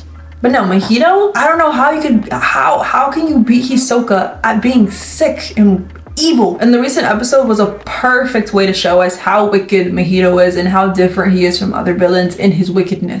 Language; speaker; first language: English; native; English